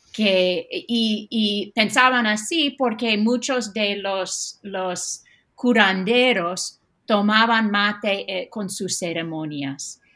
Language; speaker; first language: Spanish; non-native, fluent; English